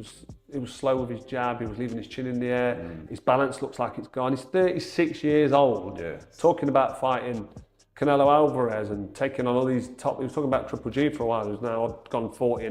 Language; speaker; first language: English; native; English